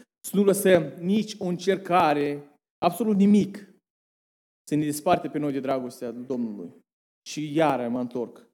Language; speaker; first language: Romanian; early bilingual, heritage; Romanian